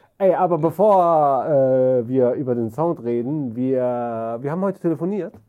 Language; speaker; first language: German; early bilingual, other home language; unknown